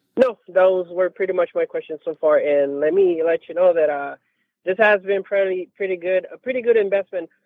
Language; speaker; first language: English; non-native, fluent; Spanish